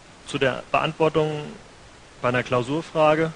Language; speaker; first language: German; native; German